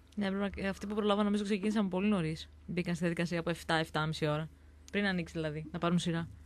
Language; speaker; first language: Greek; native; Greek